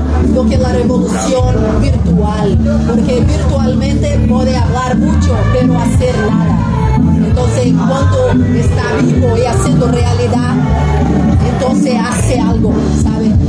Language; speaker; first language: Spanish; non-native, fluent; Portuguese